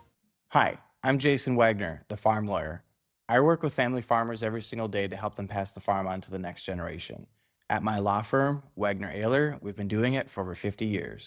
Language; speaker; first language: English; native; English